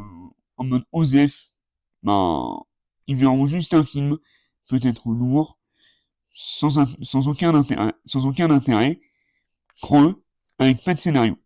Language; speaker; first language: French; native; French